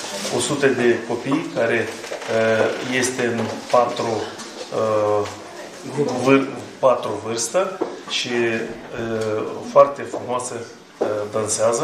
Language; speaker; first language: Romanian; non-native, learner; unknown